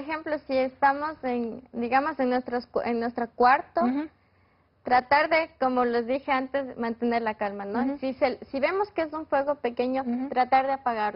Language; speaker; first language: Spanish; native; Spanish